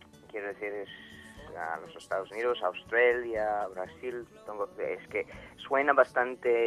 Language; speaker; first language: Spanish; non-native, fluent; English